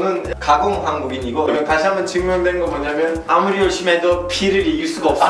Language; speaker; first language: Korean; non-native, fluent; Turkish